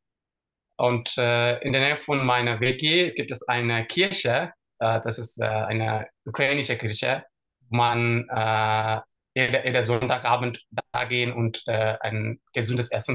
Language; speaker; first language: German; non-native, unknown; Tamil